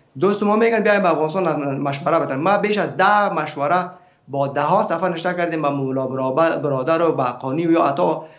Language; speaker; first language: Persian; native; Persian